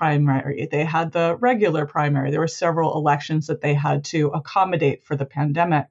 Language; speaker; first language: English; native; English